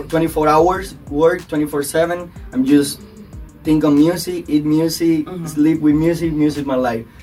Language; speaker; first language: English; non-native, learner; Spanish